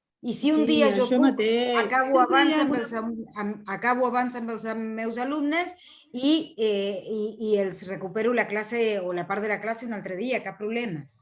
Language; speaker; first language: Catalan; non-native, fluent; Spanish